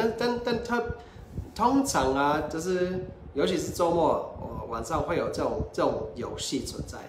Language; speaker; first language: Chinese; non-native, fluent; English